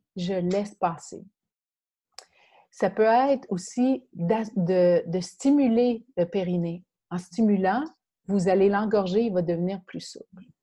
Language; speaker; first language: French; native; French